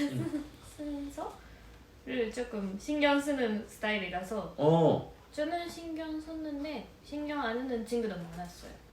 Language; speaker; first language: Korean; non-native, fluent; Japanese